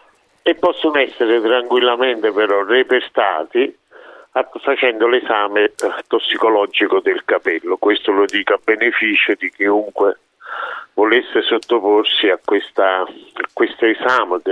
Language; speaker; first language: Italian; native; Italian